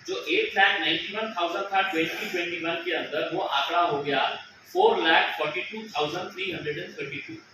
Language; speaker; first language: Hindi; non-native, local second language; Marathi